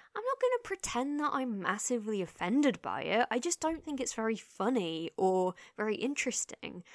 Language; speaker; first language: English; native; English